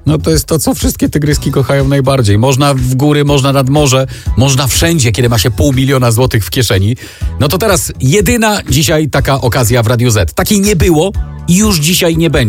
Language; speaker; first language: Polish; native; Polish